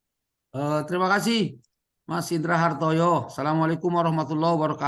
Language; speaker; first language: Indonesian; native; Indonesian